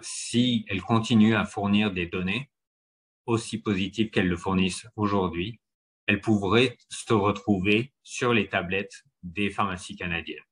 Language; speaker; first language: French; native; French